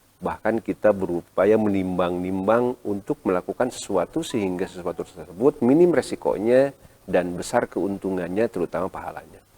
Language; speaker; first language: Indonesian; non-native, local second language; Sundanese